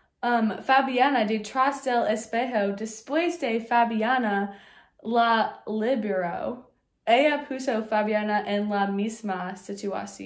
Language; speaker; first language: Spanish; non-native, learner; English